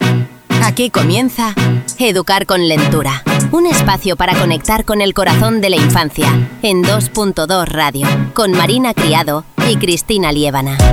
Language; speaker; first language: Spanish; native; Spanish